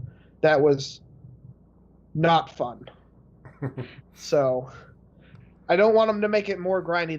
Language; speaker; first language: English; native; English